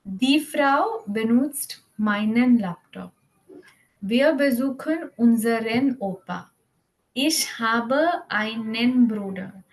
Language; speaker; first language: German; non-native, fluent; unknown